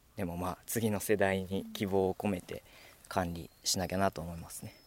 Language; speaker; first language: Japanese; native; Japanese